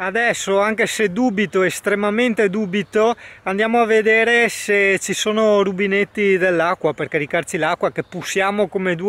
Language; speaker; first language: Italian; native; Italian